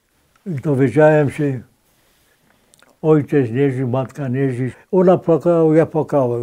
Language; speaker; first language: Polish; non-native, fluent; Greek